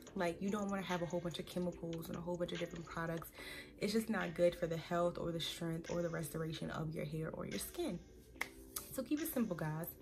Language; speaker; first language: English; native; English